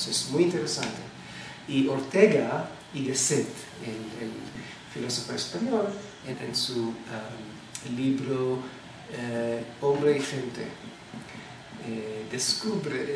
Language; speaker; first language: Spanish; non-native, fluent; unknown